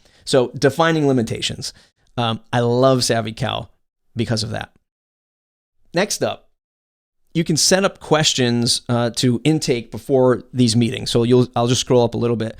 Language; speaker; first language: English; native; English